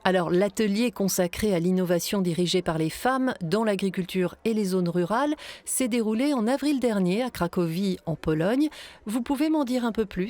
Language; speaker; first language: French; native; French